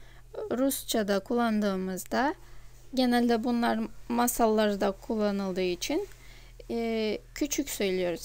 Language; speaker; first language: Turkish; non-native, fluent; Russian